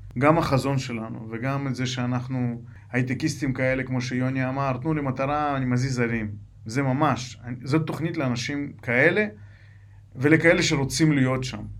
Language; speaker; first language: Hebrew; non-native, fluent; Russian